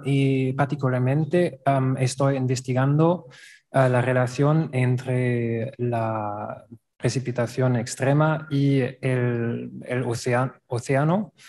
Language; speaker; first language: Spanish; non-native, learner; German